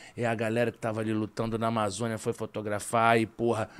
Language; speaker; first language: Portuguese; native; Portuguese